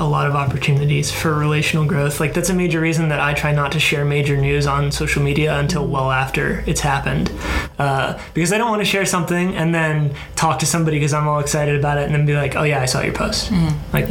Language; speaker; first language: English; native; English